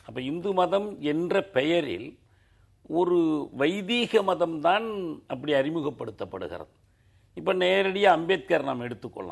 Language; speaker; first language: Tamil; native; Tamil